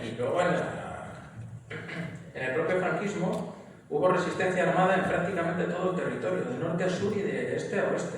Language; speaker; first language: Spanish; native; Spanish